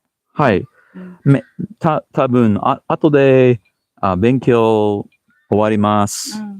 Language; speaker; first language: Japanese; non-native, learner; English